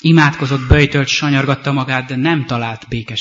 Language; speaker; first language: Hungarian; native; Hungarian